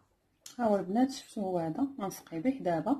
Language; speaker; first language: Arabic; native; Arabic